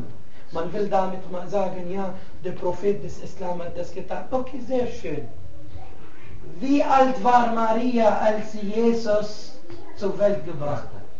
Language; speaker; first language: German; non-native, fluent; Arabic